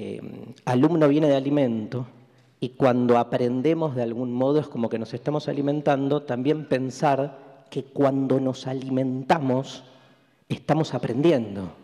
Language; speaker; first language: Spanish; native; Spanish